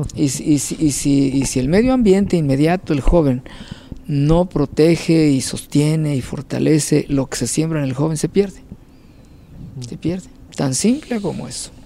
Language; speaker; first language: Spanish; native; Spanish